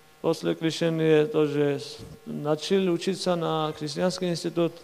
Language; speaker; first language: Russian; non-native, learner; Georgian